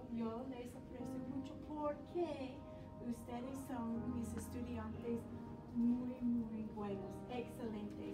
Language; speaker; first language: Spanish; non-native, fluent; English